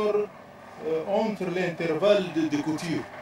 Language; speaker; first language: French; non-native, local second language; Arabic